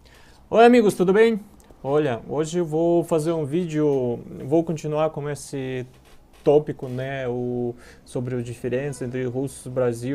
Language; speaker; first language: Portuguese; non-native, learner; Russian